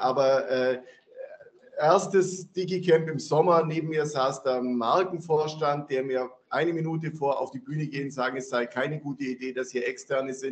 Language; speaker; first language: German; native; German